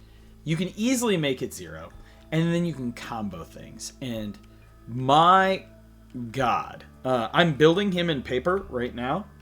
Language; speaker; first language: English; native; English